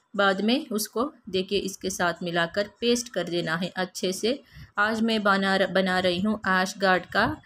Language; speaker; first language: Hindi; non-native, local second language; Kannada